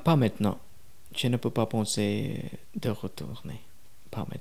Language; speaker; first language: French; non-native, learner; Tamil